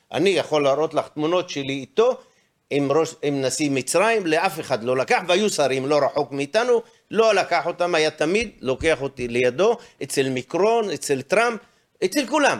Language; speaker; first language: Hebrew; non-native, local second language; Arabic